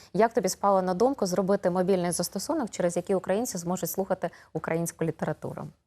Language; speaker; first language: Ukrainian; native; Ukrainian